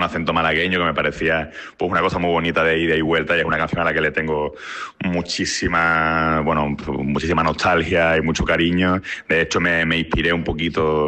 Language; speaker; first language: Spanish; native; Spanish